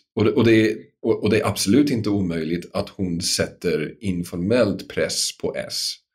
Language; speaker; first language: Swedish; non-native, fluent; English